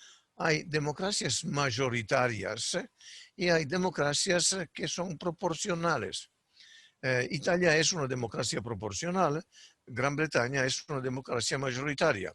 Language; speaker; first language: Spanish; non-native, fluent; Italian